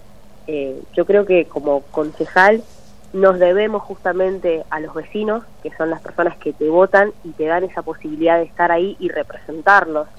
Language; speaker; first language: Spanish; native; Spanish